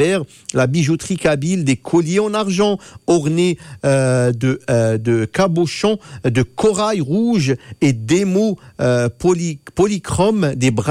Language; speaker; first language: French; non-native, local second language; Arabic